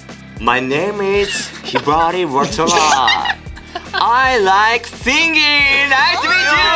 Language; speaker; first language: English; non-native, learner; Japanese